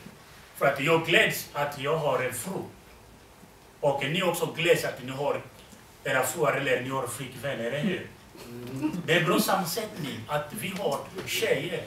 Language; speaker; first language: Swedish; non-native, fluent; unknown